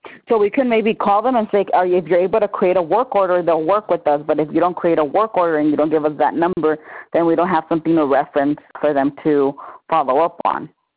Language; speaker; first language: English; early bilingual, other home language; Spanish